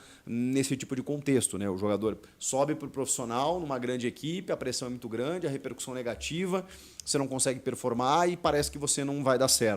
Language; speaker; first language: Portuguese; native; Portuguese